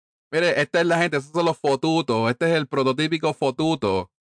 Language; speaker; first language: Spanish; early bilingual, heritage; Spanish